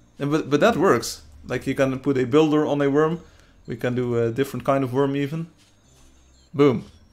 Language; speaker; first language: English; non-native, fluent; Dutch